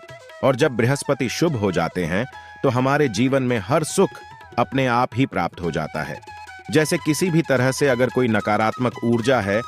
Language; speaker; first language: Hindi; native; Hindi